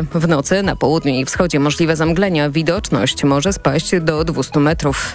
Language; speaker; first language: Polish; native; Polish